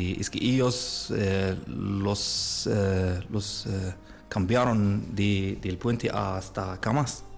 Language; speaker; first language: Spanish; non-native, learner; Arabic